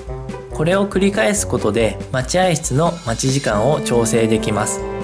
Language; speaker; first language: Japanese; native; Japanese